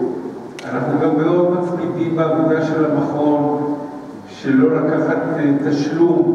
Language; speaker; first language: Hebrew; early bilingual, other home language; Spanish